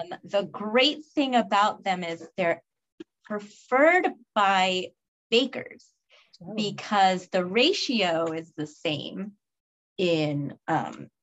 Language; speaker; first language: English; early bilingual, other home language; Spanish